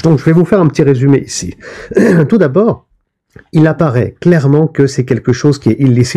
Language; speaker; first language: French; native; French